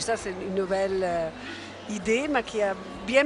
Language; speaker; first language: French; non-native, fluent; Italian